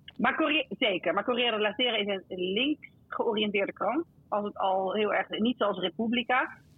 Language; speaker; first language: Dutch; native; Dutch